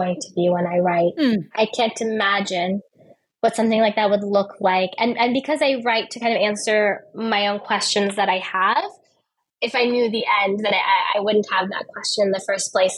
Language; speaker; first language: English; native; English